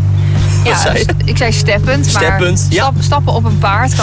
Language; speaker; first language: Dutch; native; Dutch